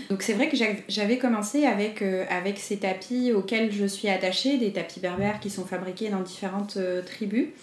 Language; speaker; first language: French; non-native, local second language; Arabic